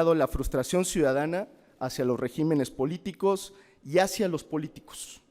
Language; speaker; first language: Spanish; native; Spanish